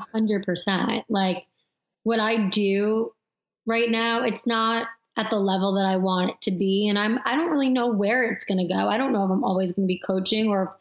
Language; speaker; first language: English; native; English